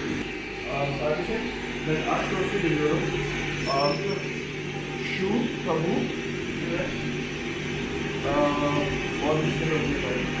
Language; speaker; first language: Turkish; non-native, learner; Urdu